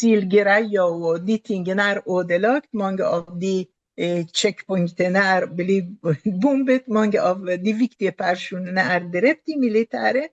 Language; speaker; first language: Norwegian; non-native, fluent; Persian